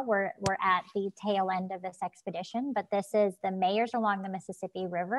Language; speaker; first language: English; native; English